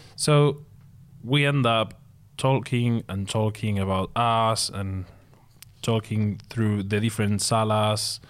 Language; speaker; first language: English; non-native, fluent; Spanish